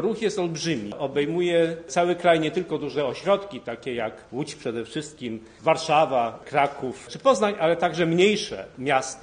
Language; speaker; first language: Polish; native; Polish